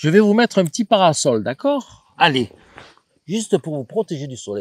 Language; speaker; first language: French; native; French